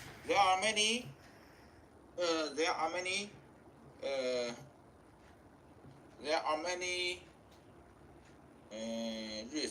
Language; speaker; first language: English; non-native, learner; Chinese